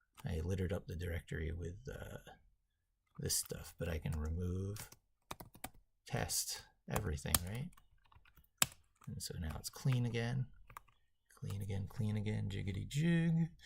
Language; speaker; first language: English; native; English